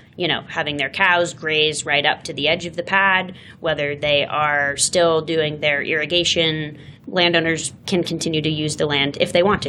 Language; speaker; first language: English; native; English